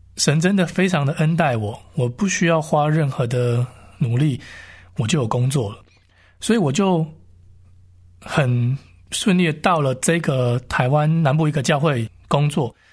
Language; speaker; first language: Chinese; native; Chinese